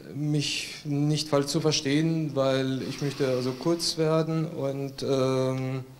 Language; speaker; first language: German; non-native, fluent; Russian